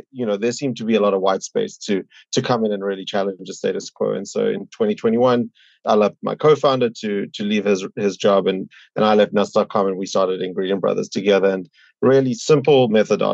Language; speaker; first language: English; native; English